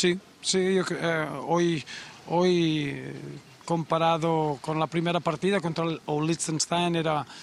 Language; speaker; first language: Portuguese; non-native, learner; Spanish